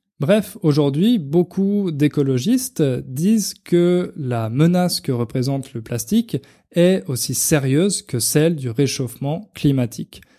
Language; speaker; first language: French; native; French